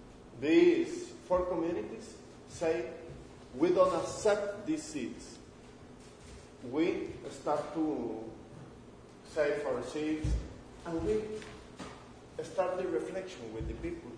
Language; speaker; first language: English; non-native, learner; Spanish